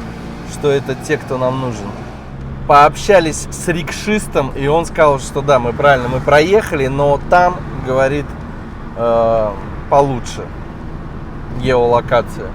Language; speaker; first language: Russian; native; Russian